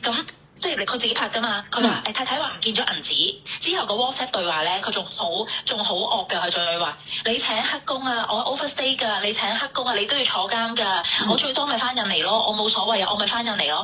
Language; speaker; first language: Cantonese; native; Cantonese